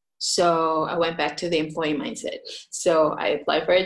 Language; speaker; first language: English; non-native, local second language; Filipino